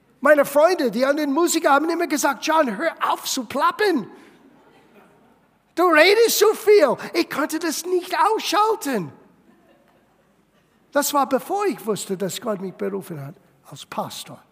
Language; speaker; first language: German; non-native, fluent; English